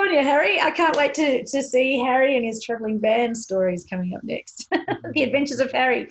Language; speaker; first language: English; native; English